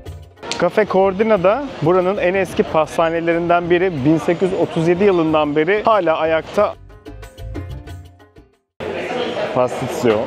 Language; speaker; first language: Turkish; native; Turkish